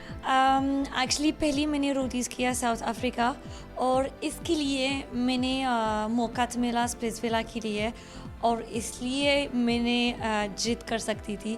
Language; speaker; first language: Hindi; non-native, learner; Arabic